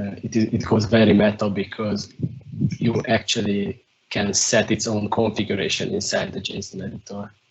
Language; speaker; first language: English; non-native, fluent; Hungarian